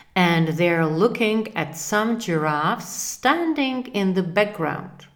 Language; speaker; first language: English; non-native, fluent; Czech